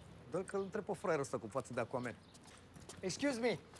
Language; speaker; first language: Romanian; native; Romanian